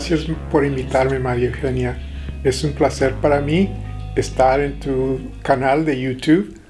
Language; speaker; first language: Spanish; early bilingual, heritage; Spanish